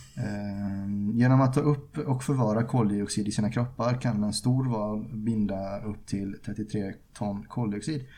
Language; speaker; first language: Swedish; early bilingual, other home language; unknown